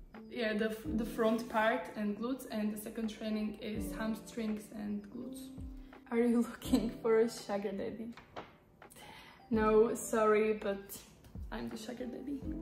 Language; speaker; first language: English; non-native, fluent; Slovak